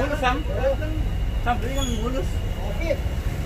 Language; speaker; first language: Indonesian; native; Indonesian